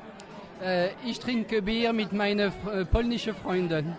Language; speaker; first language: German; non-native, fluent; French